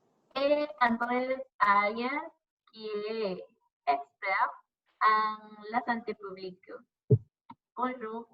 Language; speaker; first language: French; non-native, learner; Spanish